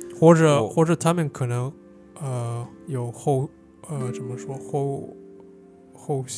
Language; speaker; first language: Chinese; non-native, fluent; English